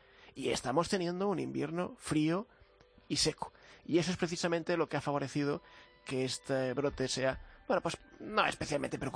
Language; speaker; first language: Spanish; native; Spanish